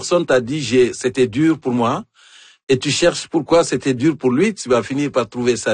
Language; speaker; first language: French; native; French